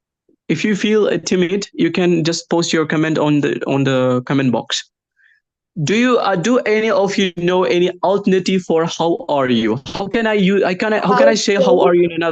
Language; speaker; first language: English; non-native, local second language; Malayalam